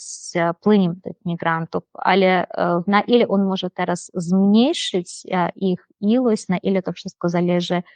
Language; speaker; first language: Polish; non-native, fluent; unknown